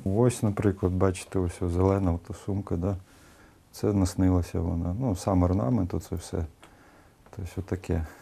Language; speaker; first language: Ukrainian; native; Ukrainian